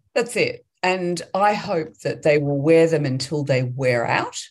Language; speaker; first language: English; native; English